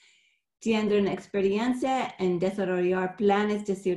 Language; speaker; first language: Spanish; non-native, fluent; English